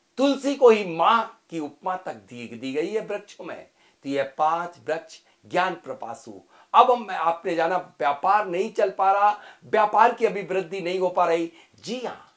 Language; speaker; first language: Hindi; native; Hindi